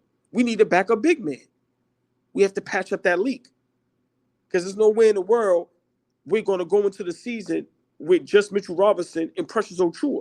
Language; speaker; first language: English; native; English